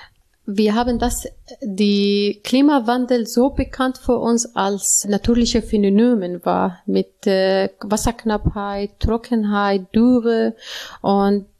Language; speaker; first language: German; non-native, learner; Arabic